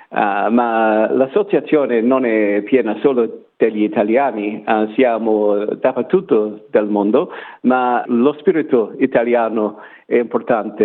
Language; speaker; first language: Italian; non-native, learner; English